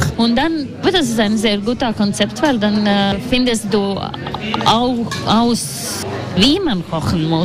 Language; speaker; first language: German; non-native, fluent; Latvian